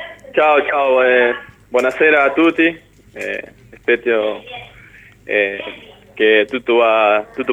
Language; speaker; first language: Italian; non-native, learner; Spanish